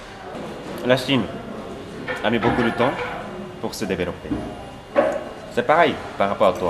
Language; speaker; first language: French; non-native, fluent; Japanese